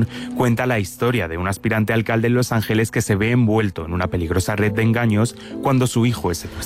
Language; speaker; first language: Spanish; native; Spanish